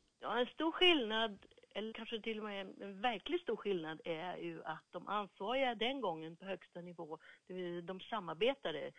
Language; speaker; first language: Swedish; native; Swedish